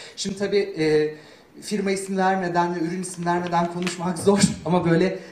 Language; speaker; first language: Turkish; native; Turkish